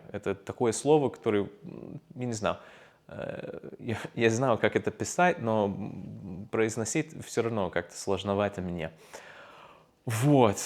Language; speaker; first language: Russian; non-native, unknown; English